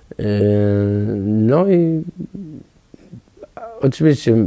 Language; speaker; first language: Polish; non-native, learner; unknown